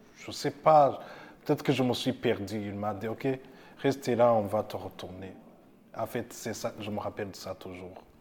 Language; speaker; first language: French; non-native, local second language; Rundi